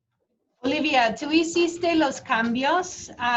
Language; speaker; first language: Spanish; non-native, fluent; English